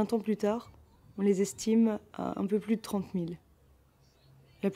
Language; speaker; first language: French; native; French